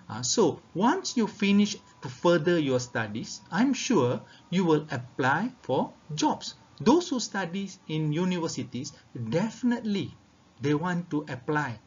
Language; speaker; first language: English; non-native, local second language; Tamil